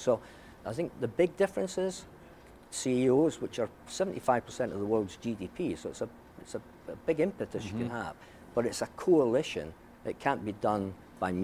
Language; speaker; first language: English; native; English